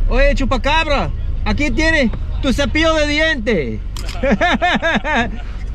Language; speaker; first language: Spanish; non-native, fluent; English